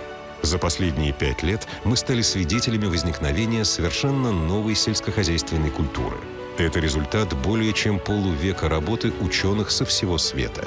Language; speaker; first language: Russian; native; Russian